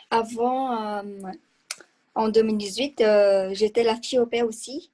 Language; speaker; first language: French; non-native, learner; Vietnamese